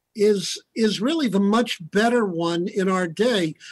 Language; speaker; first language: English; native; English